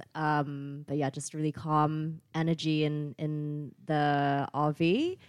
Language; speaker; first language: English; non-native, fluent; Thai